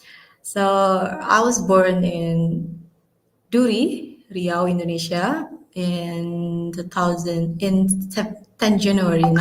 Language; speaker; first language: English; non-native, learner; Indonesian